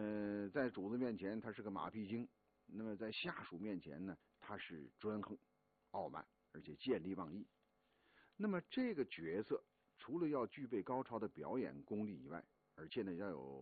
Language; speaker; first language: Chinese; native; Chinese